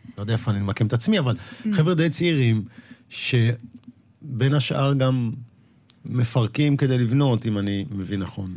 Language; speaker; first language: Hebrew; native; Hebrew